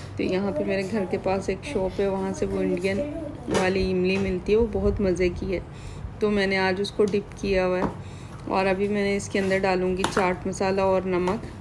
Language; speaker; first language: Urdu; native; Urdu